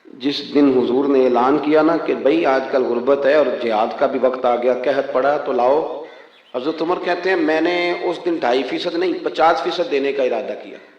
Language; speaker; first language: Urdu; non-native, local second language; Punjabi